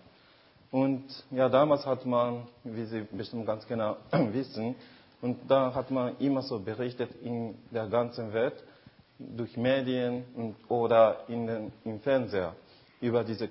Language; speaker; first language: German; non-native, fluent; Japanese